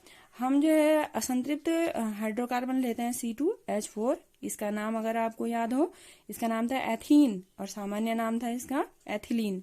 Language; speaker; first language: Hindi; native; Hindi